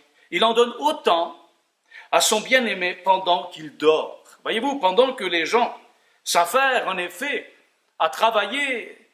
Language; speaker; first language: French; native; French